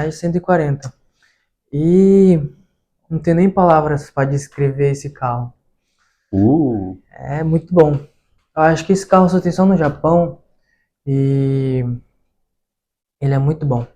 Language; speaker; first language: Portuguese; early bilingual, heritage; Portuguese